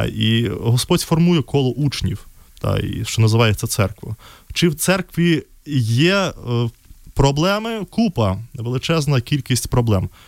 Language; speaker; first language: Ukrainian; non-native, fluent; Russian